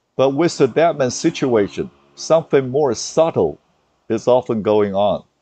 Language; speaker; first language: English; non-native, fluent; Chinese